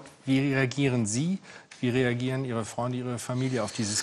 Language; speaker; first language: German; native; German